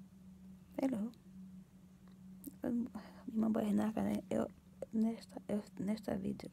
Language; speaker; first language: Swedish; non-native, learner; Portuguese